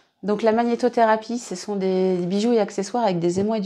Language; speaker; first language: French; native; French